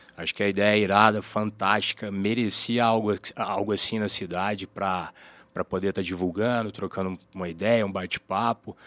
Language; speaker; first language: Portuguese; native; Portuguese